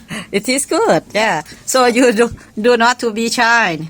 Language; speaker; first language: English; non-native, learner; Thai